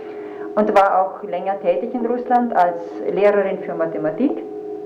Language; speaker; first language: German; early bilingual, heritage; German